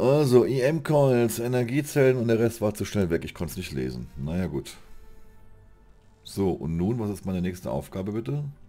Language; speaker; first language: German; native; German